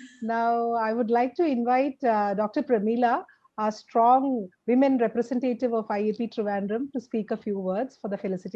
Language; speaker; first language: English; non-native, local second language; Malayalam